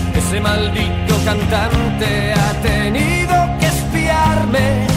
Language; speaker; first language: Spanish; native; Spanish